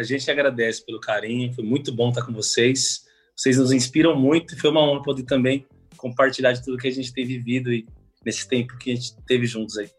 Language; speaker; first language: Portuguese; native; Portuguese